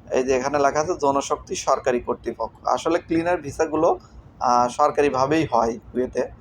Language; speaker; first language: Bangla; native; Bangla